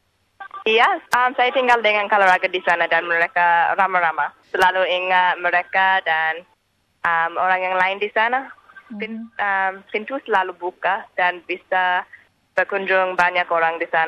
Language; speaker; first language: Indonesian; non-native, learner; English